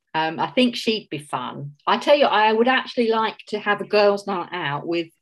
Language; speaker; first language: English; native; English